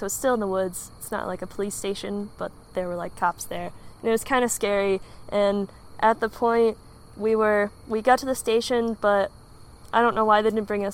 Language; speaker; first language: English; native; English